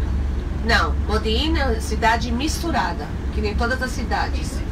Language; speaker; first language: Portuguese; non-native, fluent; Hebrew